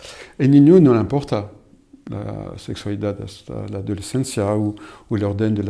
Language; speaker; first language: Spanish; non-native, fluent; French